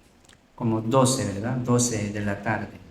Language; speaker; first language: Spanish; non-native, learner; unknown